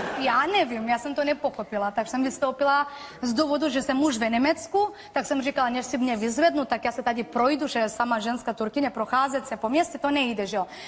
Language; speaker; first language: Czech; non-native, fluent; Bulgarian